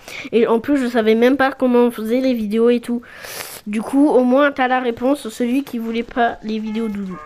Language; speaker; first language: French; native; French